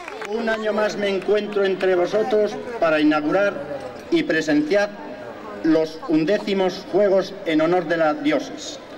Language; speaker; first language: Spanish; native; Spanish